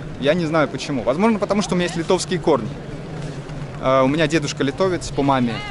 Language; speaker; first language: Russian; native; Russian